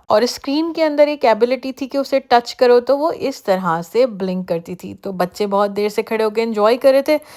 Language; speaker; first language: Urdu; native; Urdu